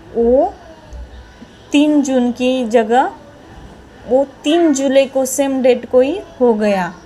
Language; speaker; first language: Hindi; non-native, local second language; Marathi